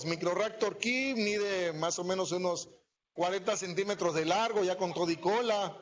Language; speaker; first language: Spanish; native; Spanish